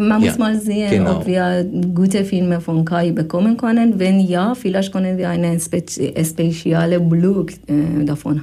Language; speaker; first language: German; non-native, fluent; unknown